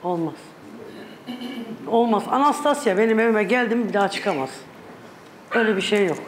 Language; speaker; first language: Turkish; native; Turkish